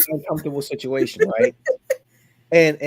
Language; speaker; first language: English; native; English